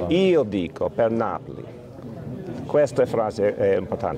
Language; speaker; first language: Italian; non-native, learner; English